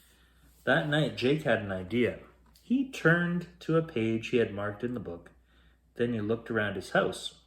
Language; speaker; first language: English; native; English